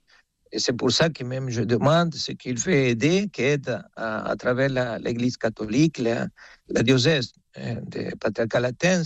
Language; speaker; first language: French; non-native, fluent; Spanish